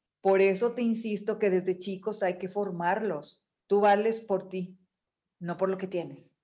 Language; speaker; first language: Spanish; native; Spanish